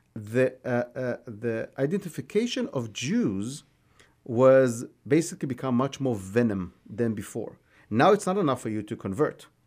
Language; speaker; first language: English; non-native, fluent; Hebrew